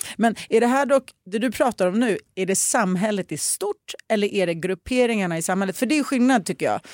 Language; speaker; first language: Swedish; early bilingual, other home language; Russian